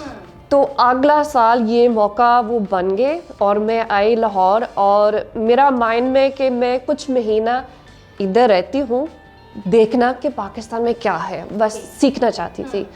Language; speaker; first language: Hindi; non-native, learner; English